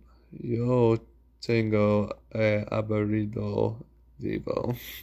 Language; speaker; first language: Spanish; non-native, learner; English